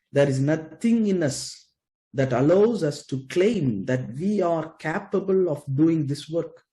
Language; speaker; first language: English; non-native, local second language; Tamil